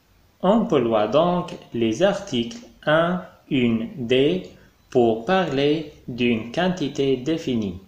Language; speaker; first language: French; non-native, fluent; Arabic